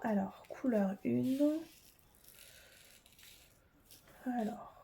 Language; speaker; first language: French; native; French